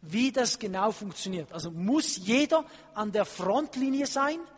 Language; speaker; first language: German; non-native, fluent; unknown